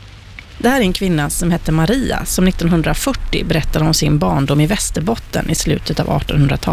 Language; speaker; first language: Swedish; native; Swedish